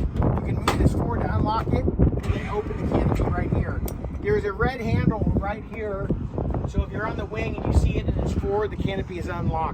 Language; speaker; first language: English; native; English